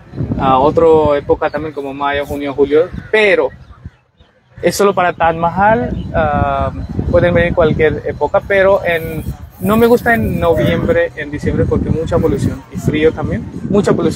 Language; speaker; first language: Spanish; non-native, learner; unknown